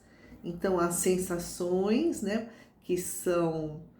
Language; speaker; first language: Portuguese; native; Portuguese